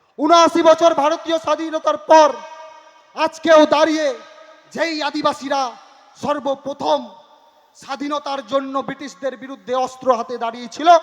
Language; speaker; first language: Bangla; non-native, local second language; Santali